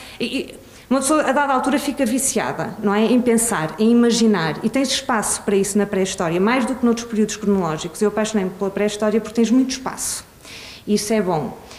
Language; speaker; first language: Portuguese; early bilingual, other home language; Swedish